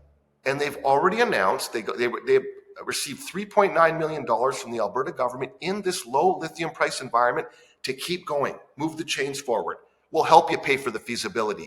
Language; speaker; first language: English; native; English